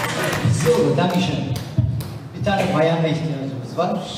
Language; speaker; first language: German; non-native, learner; Turkish